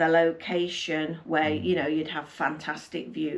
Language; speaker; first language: English; native; English